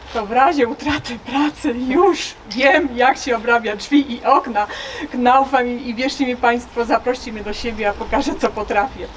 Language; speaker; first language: Polish; native; Polish